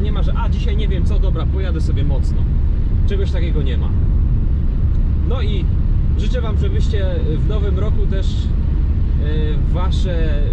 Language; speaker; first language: Polish; native; Polish